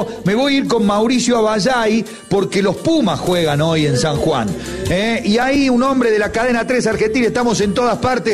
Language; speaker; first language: Spanish; native; Spanish